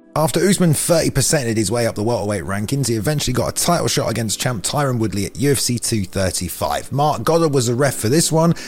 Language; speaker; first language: English; native; English